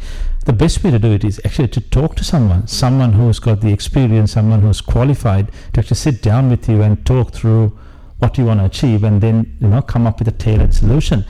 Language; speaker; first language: English; non-native, local second language; Sinhala